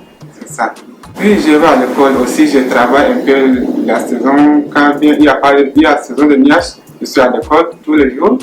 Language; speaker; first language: French; non-native, learner; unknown